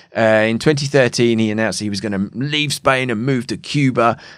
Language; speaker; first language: English; native; English